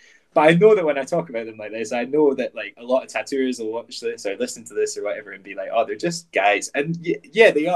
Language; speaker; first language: English; native; English